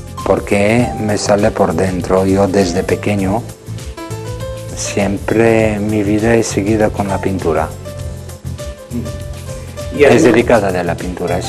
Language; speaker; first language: Spanish; non-native, learner; Bulgarian